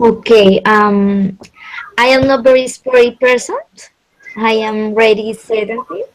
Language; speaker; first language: English; non-native, learner; Spanish